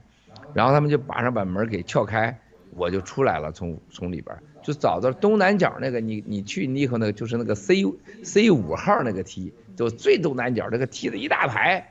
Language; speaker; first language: Chinese; native; Chinese